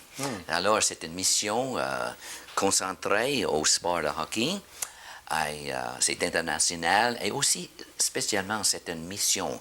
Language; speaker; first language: French; non-native, fluent; English